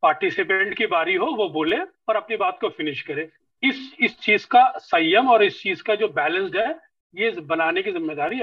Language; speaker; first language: Hindi; native; Hindi